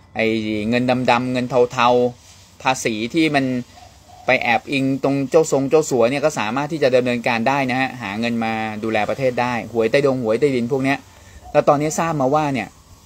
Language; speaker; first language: Thai; native; Thai